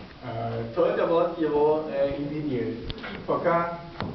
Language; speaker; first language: Russian; non-native, learner; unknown